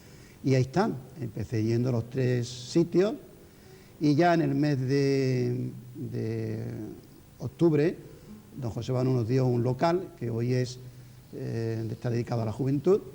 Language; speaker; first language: Spanish; native; Spanish